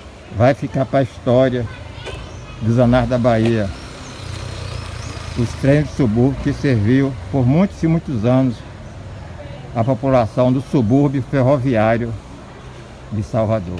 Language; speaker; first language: Portuguese; native; Portuguese